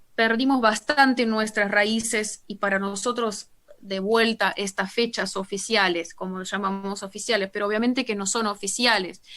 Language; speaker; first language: Spanish; non-native, fluent; Russian